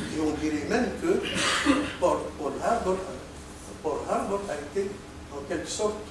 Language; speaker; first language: French; non-native, local second language; Arabic